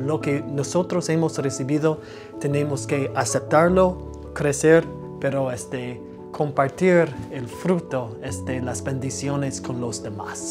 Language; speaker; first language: Spanish; non-native, fluent; English